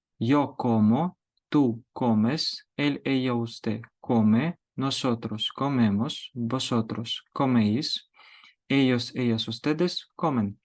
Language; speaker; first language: Spanish; non-native, fluent; Ukrainian